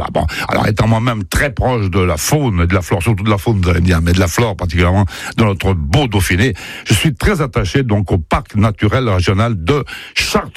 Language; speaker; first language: French; native; French